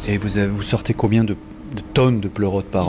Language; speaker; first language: French; native; French